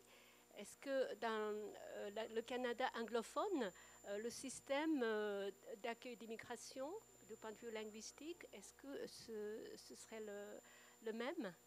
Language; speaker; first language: French; non-native, fluent; Japanese